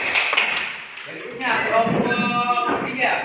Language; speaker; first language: Indonesian; native; Indonesian